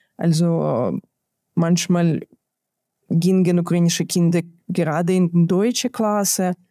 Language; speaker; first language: German; non-native, fluent; Ukrainian